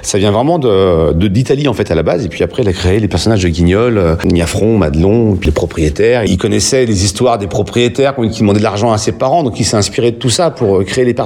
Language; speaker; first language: French; native; French